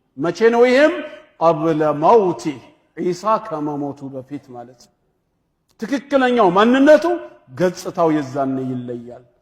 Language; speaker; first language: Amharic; non-native, local second language; Oromo